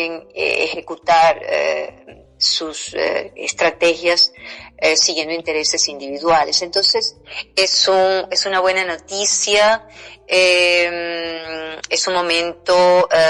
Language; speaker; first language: Spanish; non-native, fluent; Portuguese